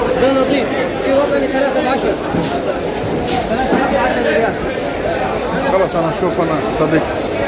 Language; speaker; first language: Arabic; non-native, learner; Bangla